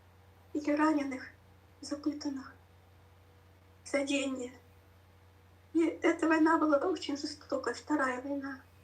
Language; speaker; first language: Russian; native; Russian